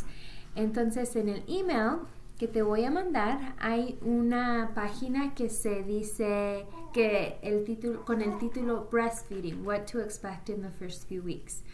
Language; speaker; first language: Spanish; early bilingual, heritage; Spanish